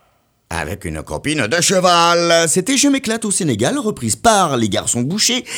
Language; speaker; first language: French; native; French